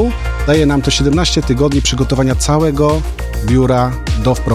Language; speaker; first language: Polish; native; Polish